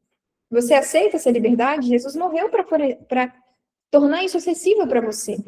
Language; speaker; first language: Portuguese; native; Portuguese